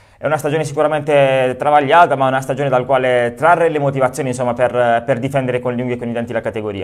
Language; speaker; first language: Italian; native; Italian